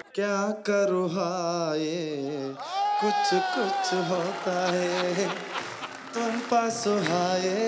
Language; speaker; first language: Hindi; non-native, local second language; Kannada